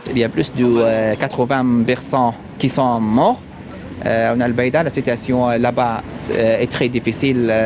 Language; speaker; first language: French; non-native, learner; Arabic